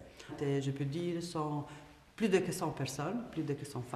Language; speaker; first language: French; non-native, fluent; Albanian